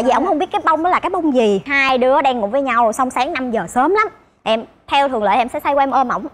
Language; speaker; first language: Vietnamese; native; Vietnamese